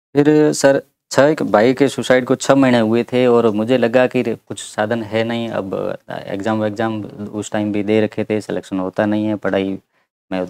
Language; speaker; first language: Hindi; native; Hindi